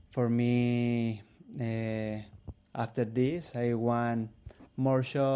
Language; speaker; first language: English; non-native, learner; Spanish